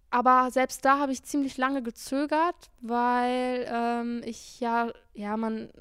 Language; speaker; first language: German; native; German